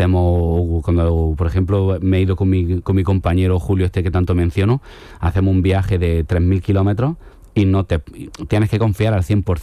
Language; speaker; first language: Spanish; native; Spanish